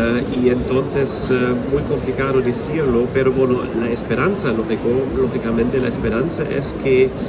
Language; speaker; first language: Spanish; non-native, fluent; German